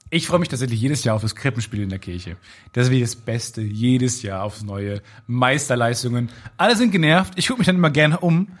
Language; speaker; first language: German; native; German